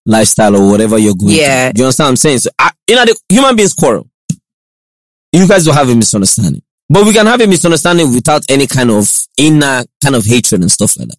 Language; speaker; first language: English; non-native, local second language; Yoruba